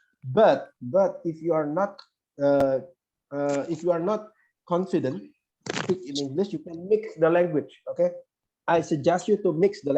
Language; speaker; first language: English; non-native, fluent; Indonesian